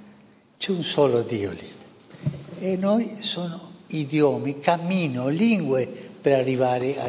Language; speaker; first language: Italian; non-native, fluent; Spanish